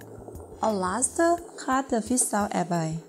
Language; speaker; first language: Dutch; non-native, learner; Thai